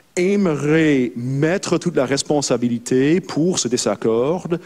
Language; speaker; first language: French; non-native, fluent; English